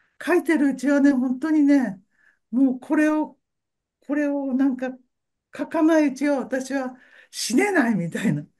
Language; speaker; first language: Japanese; native; Japanese